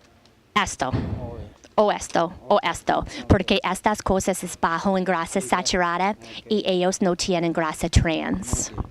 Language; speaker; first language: Spanish; non-native, learner; English